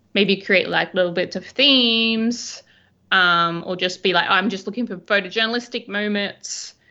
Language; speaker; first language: English; native; English